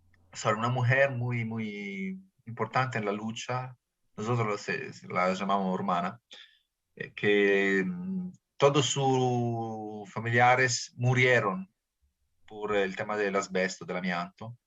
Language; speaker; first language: Spanish; non-native, fluent; Italian